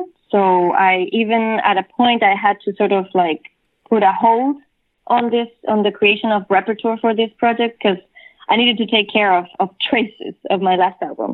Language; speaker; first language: English; non-native, fluent; Spanish